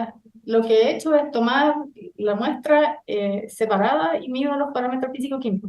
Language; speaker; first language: Spanish; native; Spanish